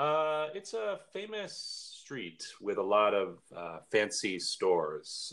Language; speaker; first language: English; native; English